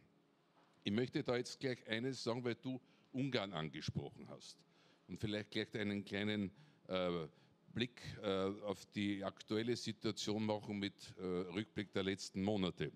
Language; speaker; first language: German; native; German